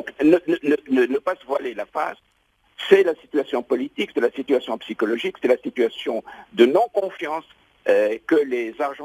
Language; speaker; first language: French; non-native, local second language; Arabic